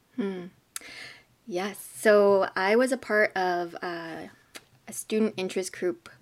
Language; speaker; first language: English; native; English